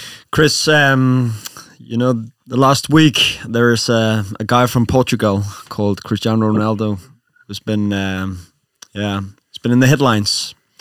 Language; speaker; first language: English; non-native, fluent; Danish